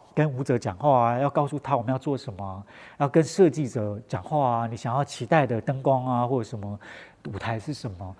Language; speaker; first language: Chinese; non-native, local second language; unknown